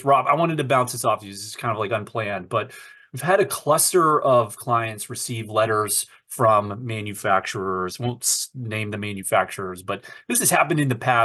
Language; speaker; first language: English; native; English